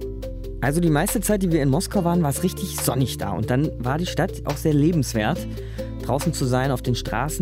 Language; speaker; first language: German; native; German